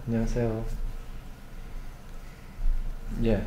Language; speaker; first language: Korean; non-native, learner; Thai